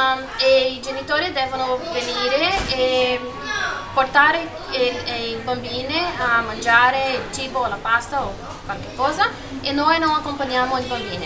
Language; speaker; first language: Italian; non-native, learner; Spanish